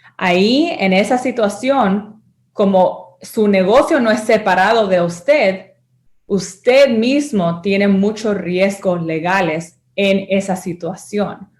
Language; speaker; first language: Spanish; early bilingual, heritage; Spanish